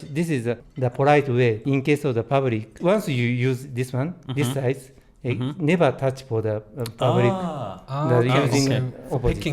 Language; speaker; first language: English; non-native, learner; Japanese